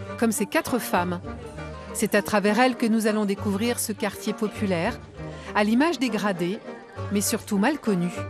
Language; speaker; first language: French; native; French